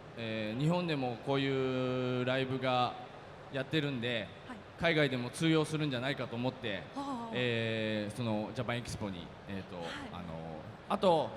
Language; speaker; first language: Japanese; native; Japanese